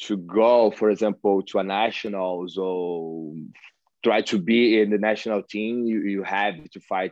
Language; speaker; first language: English; non-native, learner; Portuguese